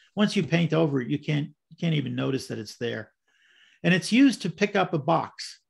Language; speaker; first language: English; native; English